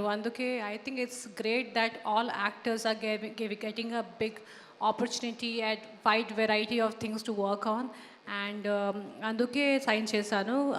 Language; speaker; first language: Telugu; non-native, local second language; Hindi